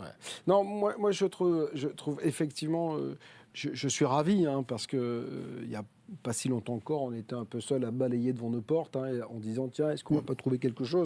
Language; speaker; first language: French; native; French